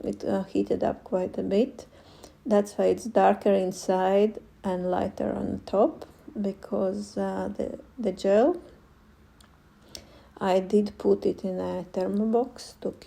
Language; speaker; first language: English; non-native, fluent; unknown